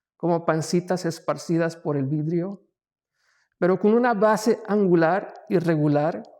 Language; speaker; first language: Spanish; early bilingual, heritage; Spanish